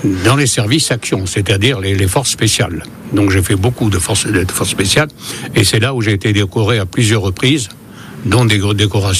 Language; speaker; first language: French; native; French